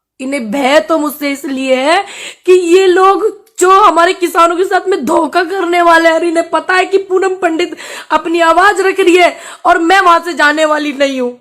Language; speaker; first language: Hindi; native; Hindi